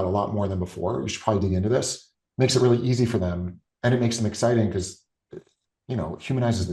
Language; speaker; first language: English; native; English